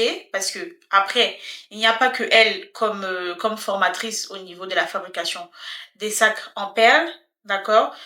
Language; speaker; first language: French; native; French